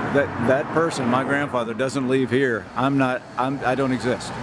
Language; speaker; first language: English; native; English